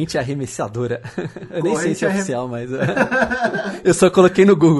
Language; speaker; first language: Portuguese; native; Portuguese